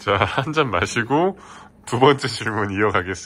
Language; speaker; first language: Korean; native; Korean